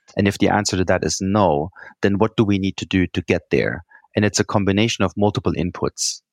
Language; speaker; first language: English; non-native, fluent; German